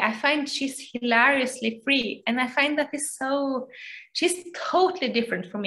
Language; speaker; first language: English; non-native, fluent; Norwegian